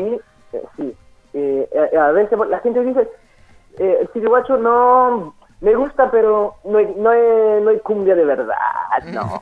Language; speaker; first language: Spanish; non-native, fluent; French